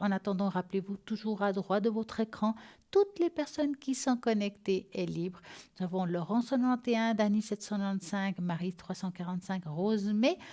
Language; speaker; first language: French; native; French